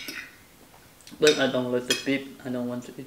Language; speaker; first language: English; non-native, learner; Vietnamese